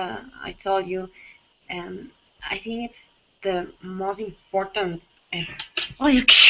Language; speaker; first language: English; non-native, learner; Spanish